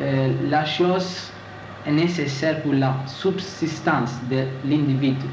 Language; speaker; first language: French; non-native, learner; Italian